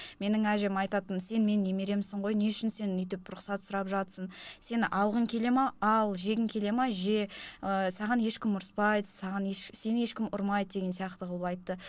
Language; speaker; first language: Kazakh; non-native, local second language; Russian